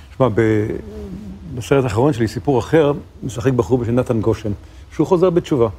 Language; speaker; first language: Hebrew; native; Hebrew